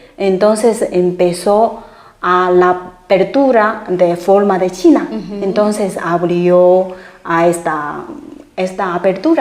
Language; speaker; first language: Spanish; non-native, fluent; Chinese